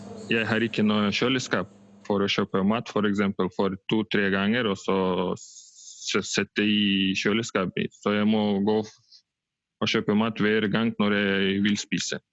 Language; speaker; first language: Norwegian; non-native, learner; Russian